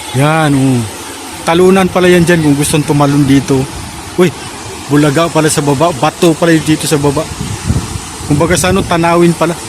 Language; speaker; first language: Filipino; native; Filipino